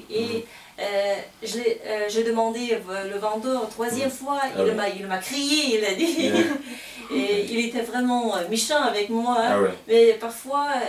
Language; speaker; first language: French; non-native, fluent; Kazakh